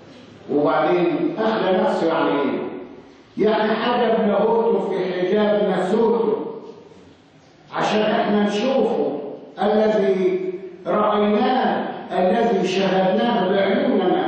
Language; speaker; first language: Arabic; native; Arabic